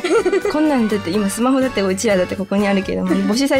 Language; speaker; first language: Japanese; native; Japanese